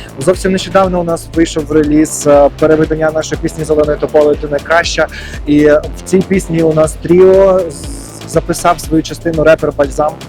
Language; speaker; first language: Ukrainian; native; Ukrainian